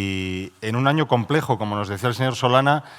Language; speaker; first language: Spanish; native; Spanish